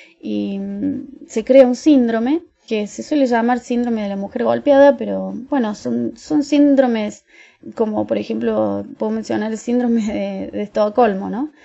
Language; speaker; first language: Spanish; native; Spanish